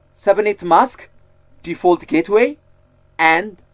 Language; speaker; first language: English; non-native, local second language; Amharic